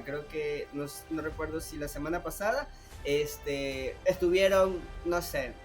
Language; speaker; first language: Spanish; native; Spanish